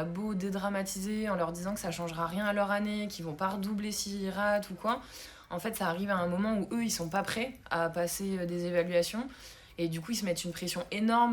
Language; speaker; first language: French; native; French